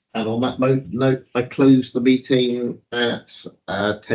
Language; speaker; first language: English; native; English